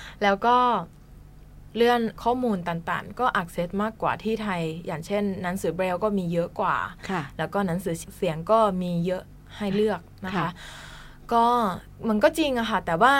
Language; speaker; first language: Thai; non-native, fluent; Japanese